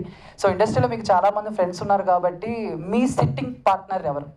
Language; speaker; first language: Telugu; native; Telugu